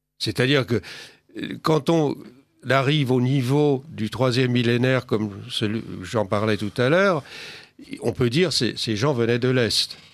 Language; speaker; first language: French; native; French